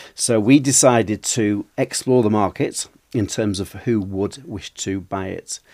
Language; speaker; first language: English; native; English